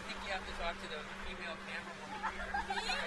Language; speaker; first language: English; native; English